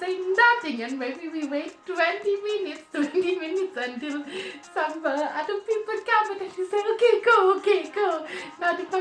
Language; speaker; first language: English; non-native, learner; German